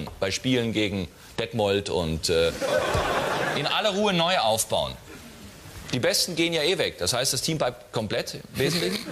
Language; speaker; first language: German; native; German